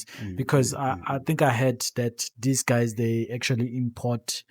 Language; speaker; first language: English; non-native, local second language; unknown